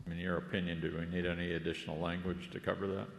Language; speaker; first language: English; native; English